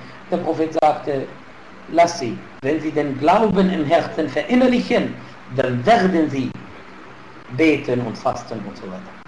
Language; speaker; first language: German; non-native, fluent; Arabic